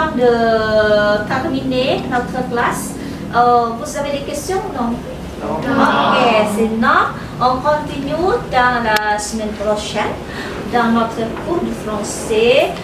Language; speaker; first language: French; non-native, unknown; Indonesian